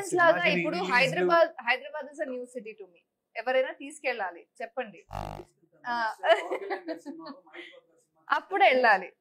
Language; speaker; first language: Telugu; non-native, local second language; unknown